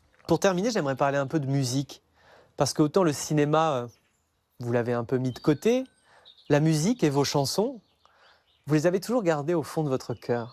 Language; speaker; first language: French; native; French